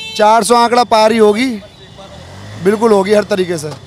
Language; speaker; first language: Hindi; native; Hindi